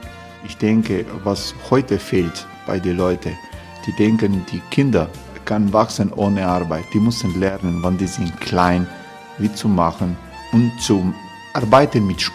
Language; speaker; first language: German; non-native, learner; Croatian